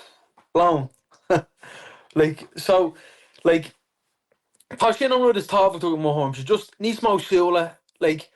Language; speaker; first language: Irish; non-native, local second language; English